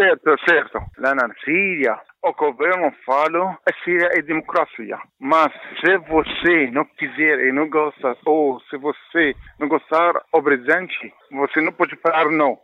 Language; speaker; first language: Portuguese; non-native, learner; Arabic